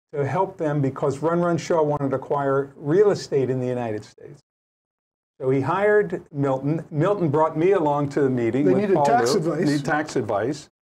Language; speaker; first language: English; native; English